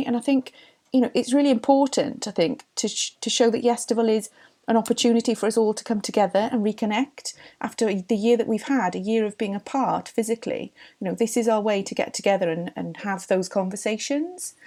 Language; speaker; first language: English; native; English